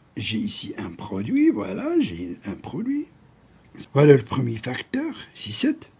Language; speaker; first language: French; non-native, local second language; Arabic